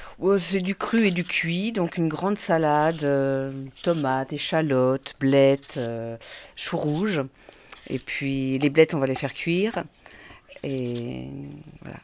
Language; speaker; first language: French; native; French